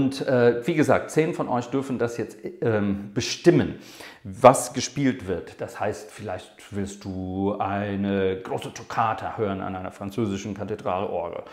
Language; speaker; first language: German; non-native, fluent; English